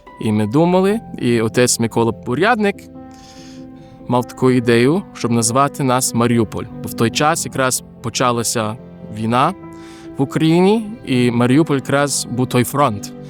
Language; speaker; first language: Ukrainian; native; Ukrainian